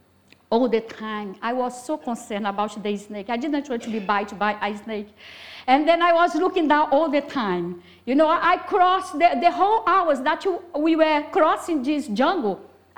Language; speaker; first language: English; non-native, fluent; Portuguese